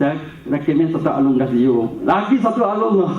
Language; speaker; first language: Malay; non-native, local second language; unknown